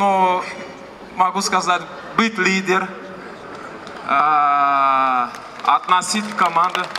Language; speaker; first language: Russian; non-native, learner; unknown